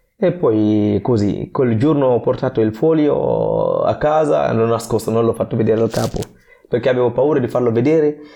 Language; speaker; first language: Italian; non-native, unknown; Fula